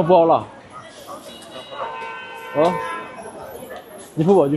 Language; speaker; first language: Chinese; non-native, learner; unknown